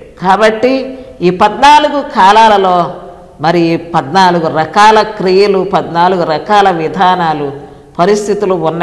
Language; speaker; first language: Telugu; native; Telugu